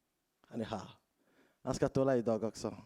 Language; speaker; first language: Swedish; non-native, learner; Lingala